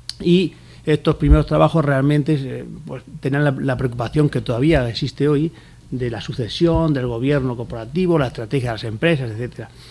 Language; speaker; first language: Spanish; native; Spanish